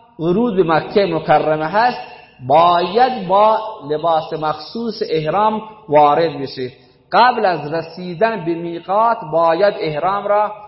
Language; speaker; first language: Persian; non-native, local second language; Baluchi